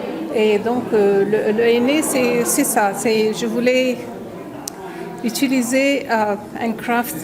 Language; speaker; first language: French; non-native, local second language; Arabic